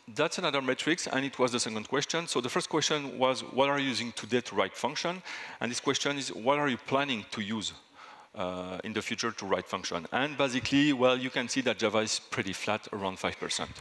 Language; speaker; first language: English; non-native, fluent; French